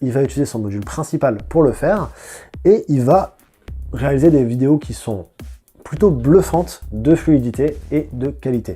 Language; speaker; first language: French; native; French